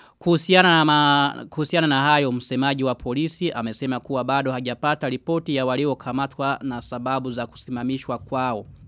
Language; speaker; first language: Swahili; non-native, local second language; Rundi